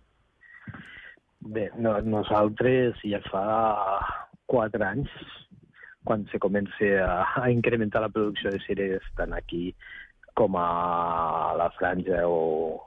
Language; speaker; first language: Catalan; native; Catalan